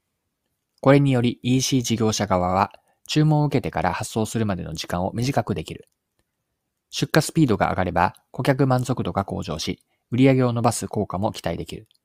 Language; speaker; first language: Japanese; native; Japanese